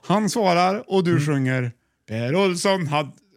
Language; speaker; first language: Swedish; native; Swedish